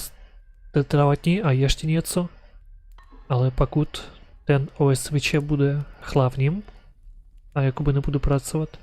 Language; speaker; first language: Czech; non-native, learner; Ukrainian